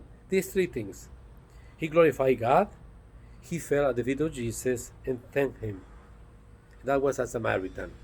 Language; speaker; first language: English; non-native, fluent; Spanish